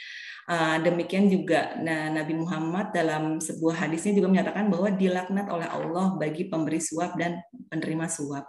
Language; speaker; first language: Indonesian; native; Indonesian